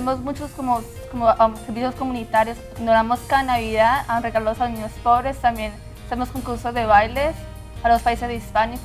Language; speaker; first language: Spanish; early bilingual, heritage; Spanish